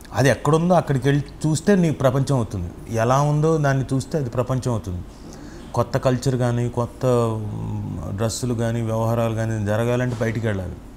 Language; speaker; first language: Telugu; native; Telugu